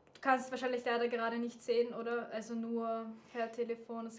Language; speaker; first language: German; native; German